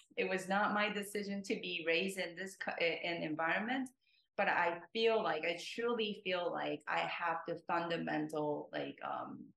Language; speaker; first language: English; non-native, fluent; Japanese